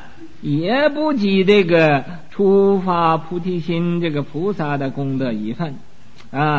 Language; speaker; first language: Chinese; native; Chinese